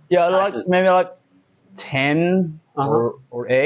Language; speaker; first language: English; non-native, learner; Chinese